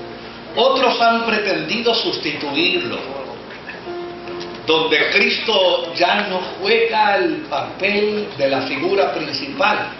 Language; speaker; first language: Spanish; native; Spanish